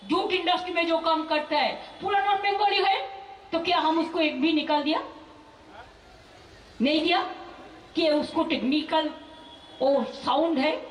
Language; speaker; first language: Hindi; non-native, local second language; Bangla